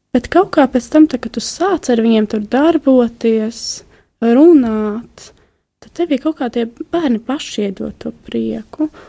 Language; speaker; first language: Latvian; native; Latvian